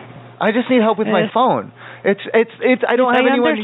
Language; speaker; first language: English; native; English